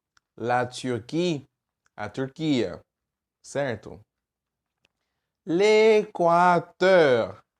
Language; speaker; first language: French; non-native, fluent; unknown